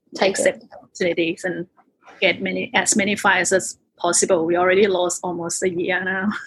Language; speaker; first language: English; non-native, fluent; Thai